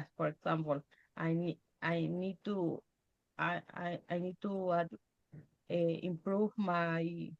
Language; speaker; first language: English; non-native, learner; Spanish